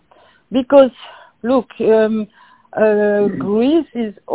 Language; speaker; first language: English; non-native, fluent; French